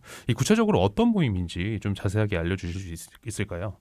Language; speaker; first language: Korean; native; Korean